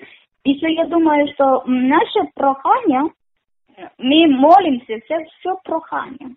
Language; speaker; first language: Ukrainian; non-native, learner; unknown